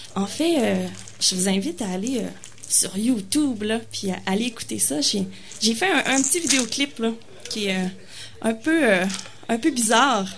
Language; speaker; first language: French; native; French